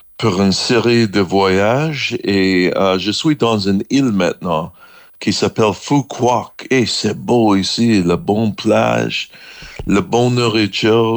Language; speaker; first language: French; non-native, learner; English